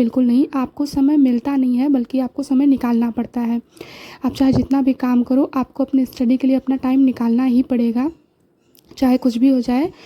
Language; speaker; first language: Hindi; native; Hindi